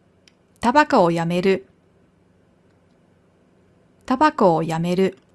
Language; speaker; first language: Japanese; non-native, fluent; German